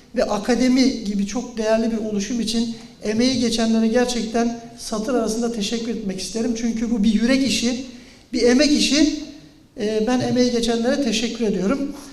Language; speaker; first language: Turkish; native; Turkish